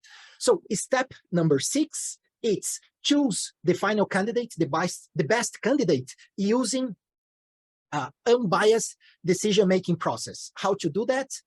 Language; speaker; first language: English; non-native, fluent; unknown